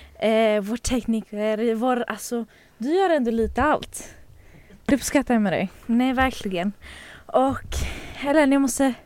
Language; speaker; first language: Swedish; native; Swedish